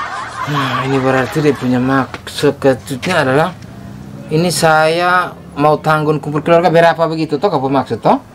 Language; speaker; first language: Indonesian; native; Indonesian